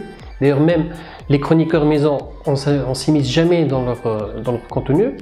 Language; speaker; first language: French; non-native, local second language; Arabic